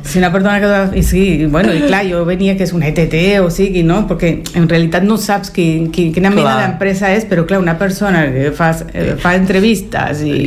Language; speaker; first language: Catalan; early bilingual, heritage; Spanish